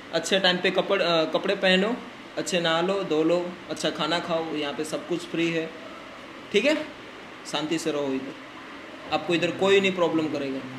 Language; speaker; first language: Hindi; non-native, local second language; Gujarati